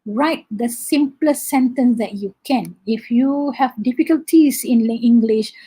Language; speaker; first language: English; non-native, local second language; Malay